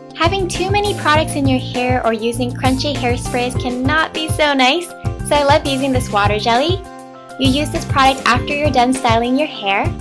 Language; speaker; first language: English; early bilingual, other home language; Japanese